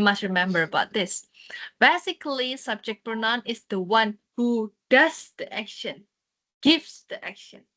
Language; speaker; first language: English; non-native, fluent; Indonesian